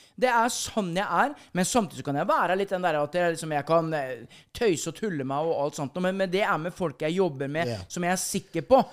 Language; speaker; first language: Norwegian; native; Norwegian